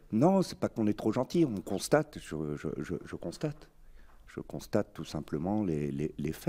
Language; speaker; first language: French; native; French